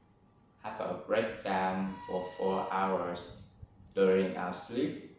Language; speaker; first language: English; non-native, learner; Vietnamese